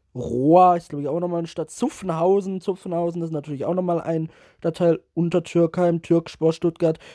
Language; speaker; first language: German; native; German